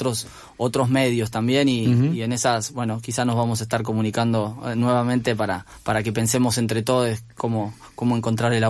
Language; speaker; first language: Spanish; native; Spanish